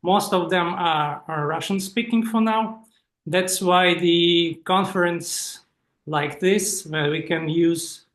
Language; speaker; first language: English; non-native, fluent; Russian